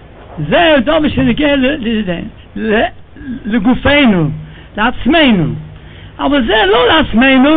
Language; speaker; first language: Hebrew; non-native, fluent; English